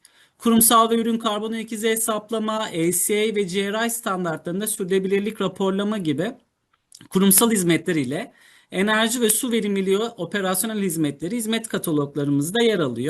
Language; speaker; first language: Turkish; native; Turkish